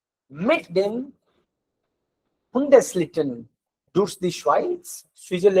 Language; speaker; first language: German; non-native, fluent; Hindi